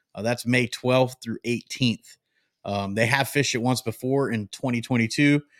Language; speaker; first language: English; native; English